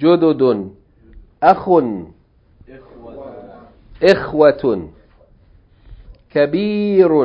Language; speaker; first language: Arabic; non-native, fluent; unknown